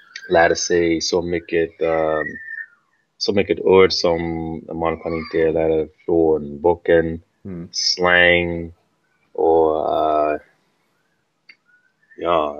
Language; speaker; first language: Swedish; non-native, learner; English